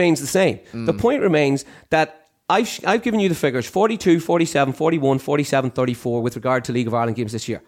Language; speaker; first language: English; native; English